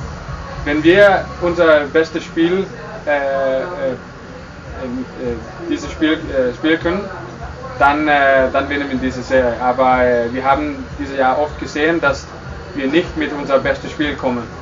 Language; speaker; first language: German; non-native, learner; English